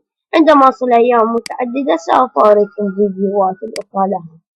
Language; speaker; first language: Arabic; native; Arabic